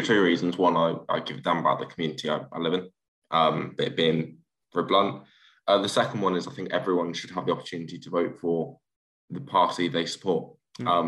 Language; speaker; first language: English; native; English